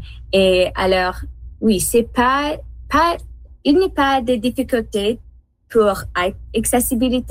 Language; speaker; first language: French; non-native, learner; English